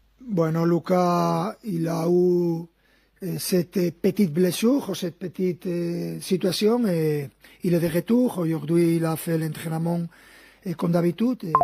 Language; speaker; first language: French; non-native, fluent; Spanish